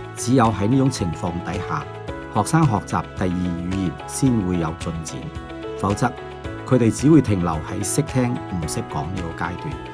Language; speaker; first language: Cantonese; native; Cantonese